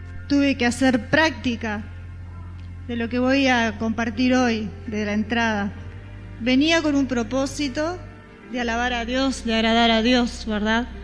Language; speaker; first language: Spanish; native; Spanish